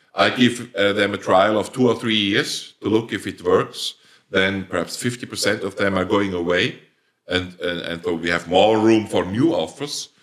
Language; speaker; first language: English; non-native, fluent; German